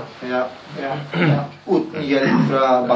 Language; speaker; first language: Norwegian; non-native, learner; Polish